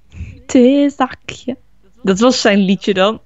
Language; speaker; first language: Dutch; native; Dutch